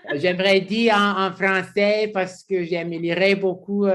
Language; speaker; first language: French; non-native, learner; English